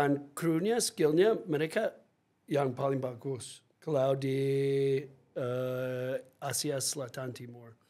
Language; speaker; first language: Indonesian; non-native, fluent; English